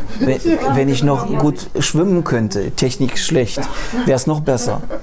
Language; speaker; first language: German; non-native, fluent; Russian